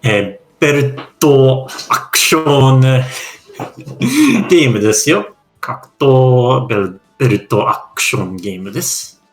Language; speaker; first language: Japanese; non-native, fluent; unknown